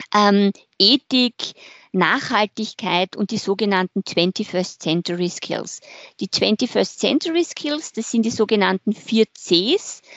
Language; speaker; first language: German; native; German